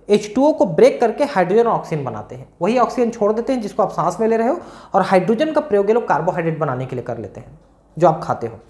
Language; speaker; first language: Hindi; native; Hindi